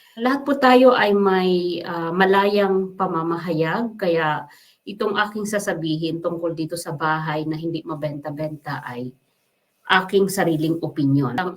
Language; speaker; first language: Filipino; non-native, local second language; Waray